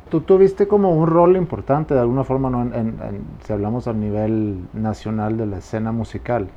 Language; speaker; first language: Spanish; non-native, fluent; Swedish